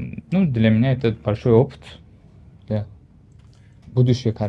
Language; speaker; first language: Russian; non-native, learner; Uzbek